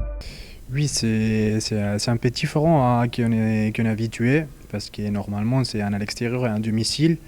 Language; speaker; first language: French; non-native, fluent; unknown